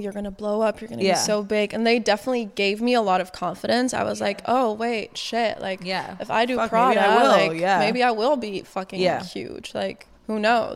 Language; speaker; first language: English; non-native, fluent; Dutch